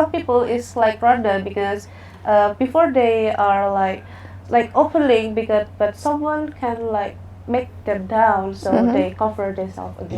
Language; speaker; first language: English; non-native, learner; Indonesian